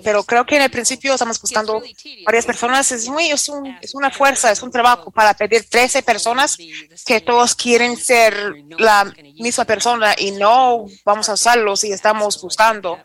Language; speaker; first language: Spanish; non-native, fluent; English